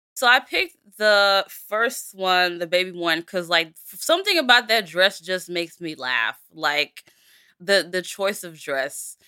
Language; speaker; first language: English; early bilingual, other home language; Yoruba